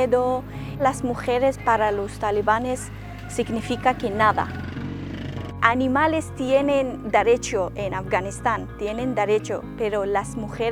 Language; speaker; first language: Spanish; non-native, learner; Persian